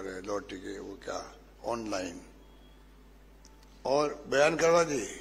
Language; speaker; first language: Hindi; native; Hindi